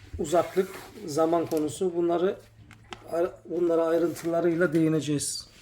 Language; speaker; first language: Turkish; native; Turkish